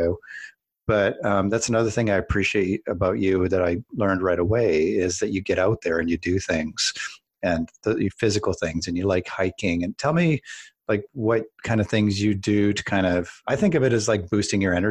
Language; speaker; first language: English; native; English